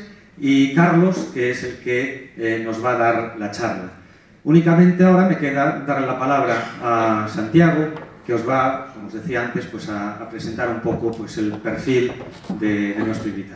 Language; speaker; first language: Spanish; native; Spanish